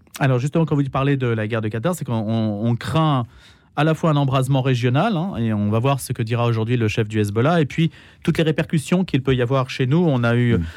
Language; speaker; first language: French; native; French